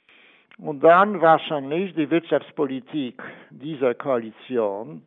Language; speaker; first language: German; non-native, fluent; Polish